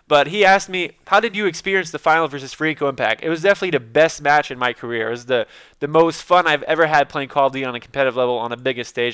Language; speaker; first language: English; native; English